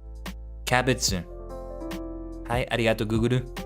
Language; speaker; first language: Japanese; non-native, learner; English